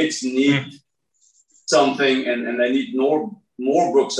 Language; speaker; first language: English; native; English